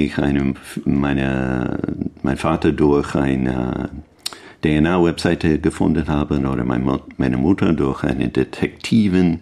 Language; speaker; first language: German; non-native, learner; English